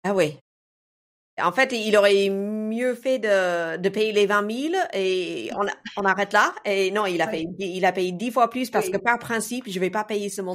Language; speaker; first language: French; non-native, fluent; English